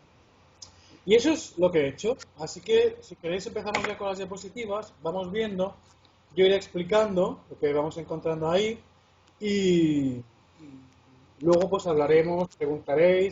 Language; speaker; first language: Spanish; native; Spanish